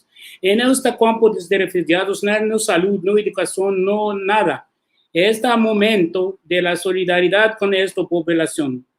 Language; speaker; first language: Spanish; non-native, learner; Arabic